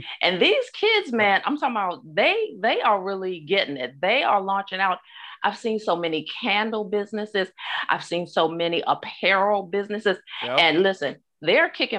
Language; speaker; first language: English; native; English